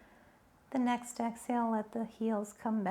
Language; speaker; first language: English; native; English